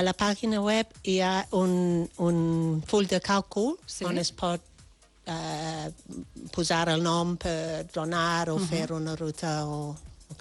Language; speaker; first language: Catalan; non-native, fluent; French